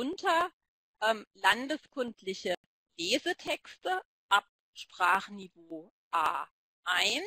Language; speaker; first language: German; native; German